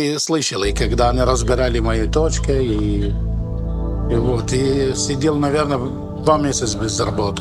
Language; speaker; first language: Russian; non-native, learner; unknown